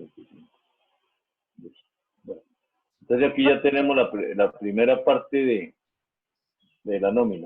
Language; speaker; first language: Spanish; native; Spanish